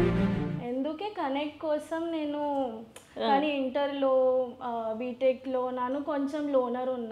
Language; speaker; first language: Telugu; non-native, learner; Gujarati